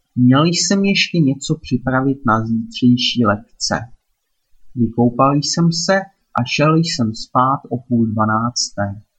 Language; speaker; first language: Czech; non-native, learner; German